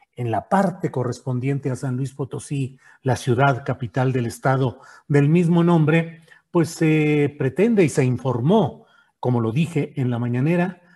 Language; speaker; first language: Spanish; native; Spanish